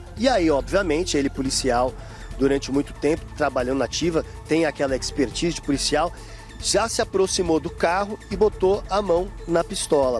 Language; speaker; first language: Portuguese; native; Portuguese